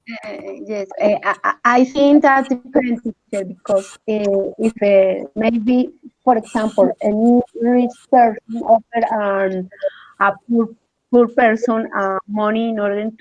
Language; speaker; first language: English; non-native, learner; Spanish